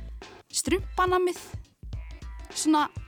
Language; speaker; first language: Icelandic; native; Icelandic